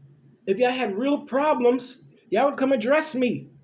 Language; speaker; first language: English; native; English